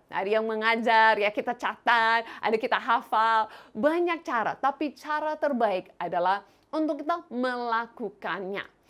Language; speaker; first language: Indonesian; non-native, fluent; English